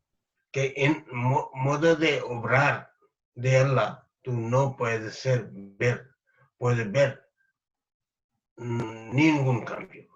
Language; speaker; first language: Spanish; non-native, fluent; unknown